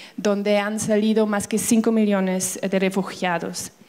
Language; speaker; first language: Spanish; non-native, fluent; German